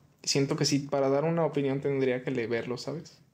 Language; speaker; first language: Spanish; native; Spanish